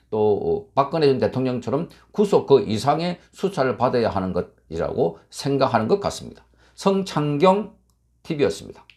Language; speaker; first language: Korean; native; Korean